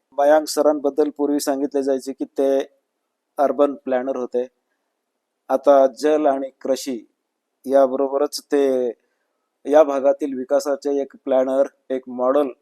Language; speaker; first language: Marathi; native; Marathi